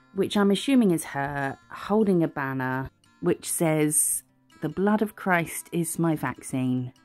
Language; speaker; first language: English; native; English